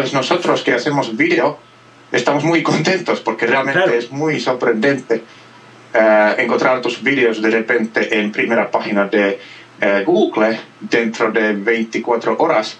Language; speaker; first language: Spanish; non-native, fluent; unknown